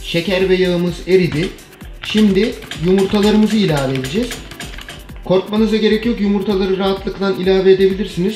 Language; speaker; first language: Turkish; native; Turkish